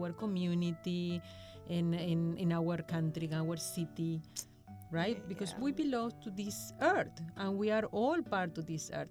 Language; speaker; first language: English; non-native, fluent; Spanish